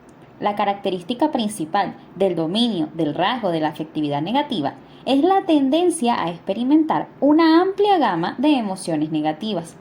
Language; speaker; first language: Spanish; native; Spanish